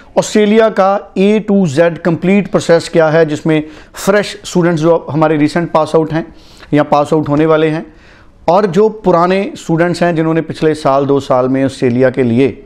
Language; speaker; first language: Hindi; non-native, local second language; Punjabi